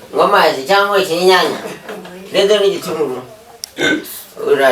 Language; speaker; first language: Kinyarwanda; native; Kinyarwanda